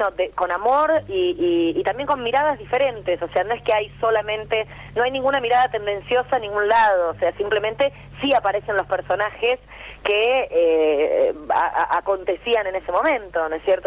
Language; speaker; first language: Spanish; native; Spanish